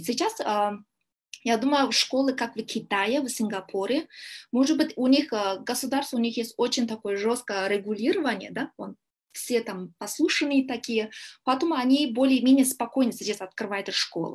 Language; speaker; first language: Russian; non-native, learner; Kyrgyz